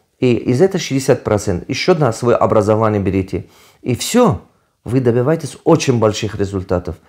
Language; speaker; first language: Russian; non-native, local second language; Tajik